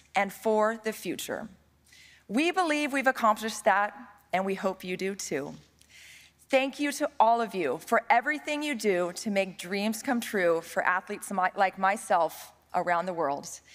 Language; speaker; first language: English; native; English